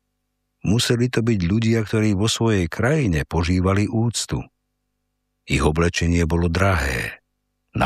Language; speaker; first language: Slovak; native; Slovak